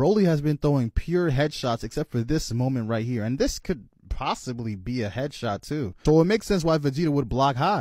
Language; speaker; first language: English; native; English